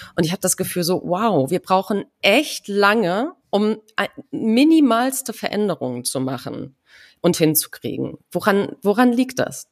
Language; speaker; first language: German; native; German